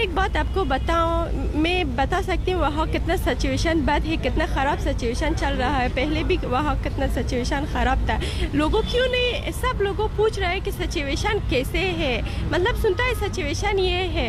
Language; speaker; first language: Hindi; non-native, learner; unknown